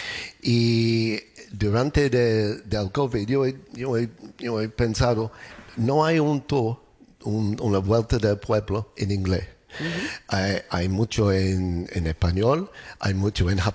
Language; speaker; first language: Spanish; non-native, learner; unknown